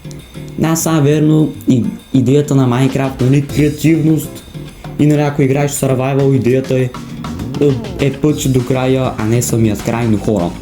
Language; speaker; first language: Bulgarian; native; Bulgarian